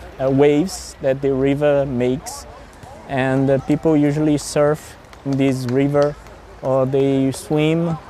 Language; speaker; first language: English; non-native, fluent; Portuguese